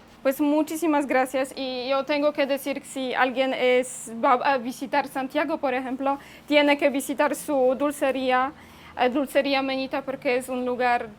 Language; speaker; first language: Spanish; non-native, fluent; Polish